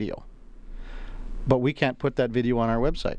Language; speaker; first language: English; native; English